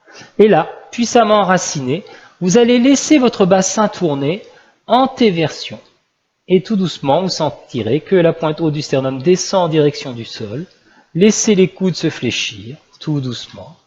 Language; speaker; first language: French; native; French